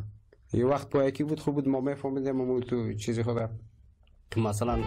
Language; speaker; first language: Persian; native; Persian